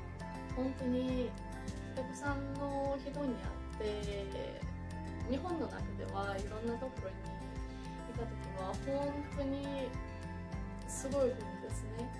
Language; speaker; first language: Japanese; non-native, learner; Ukrainian